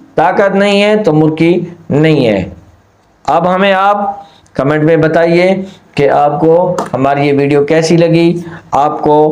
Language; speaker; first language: Urdu; non-native, local second language; Punjabi